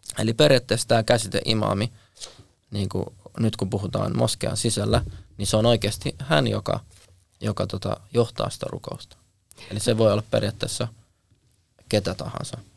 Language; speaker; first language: Finnish; native; Finnish